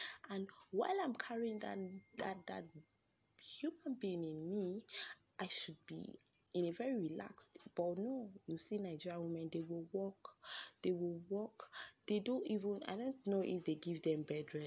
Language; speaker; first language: English; non-native, local second language; Yoruba